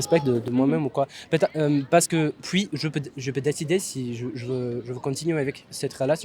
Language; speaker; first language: French; non-native, learner; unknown